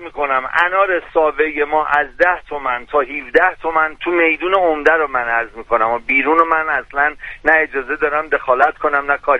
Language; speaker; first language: Persian; native; Persian